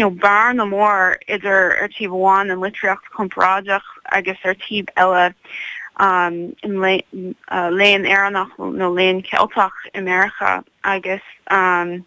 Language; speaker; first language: Irish; non-native, learner; English